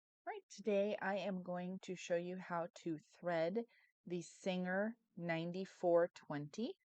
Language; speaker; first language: English; native; English